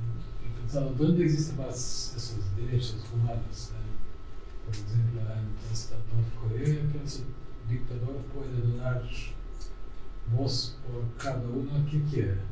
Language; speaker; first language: Spanish; non-native, learner; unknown